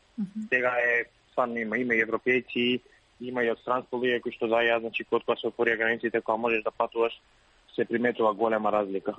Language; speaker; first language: Macedonian; native; Macedonian